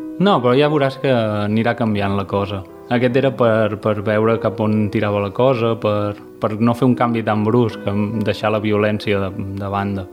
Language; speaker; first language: Catalan; native; Catalan